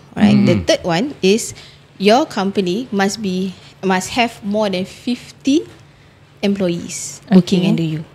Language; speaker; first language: English; non-native, local second language; Malay